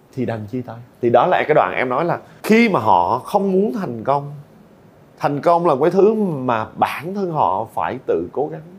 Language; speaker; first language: Vietnamese; native; Vietnamese